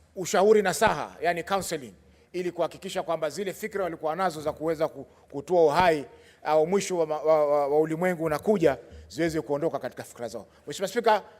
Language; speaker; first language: Swahili; native; Swahili